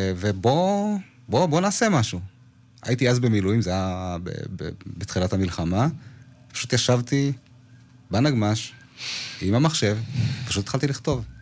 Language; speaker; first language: Hebrew; early bilingual, other home language; Amharic